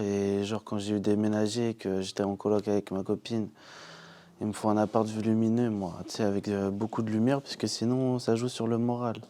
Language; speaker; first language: French; native; French